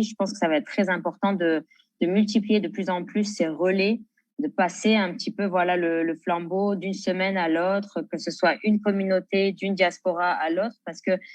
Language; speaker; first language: French; native; French